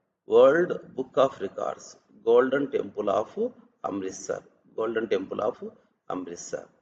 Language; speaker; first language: English; non-native, local second language; Telugu